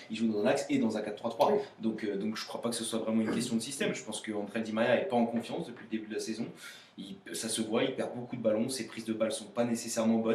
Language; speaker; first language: French; native; French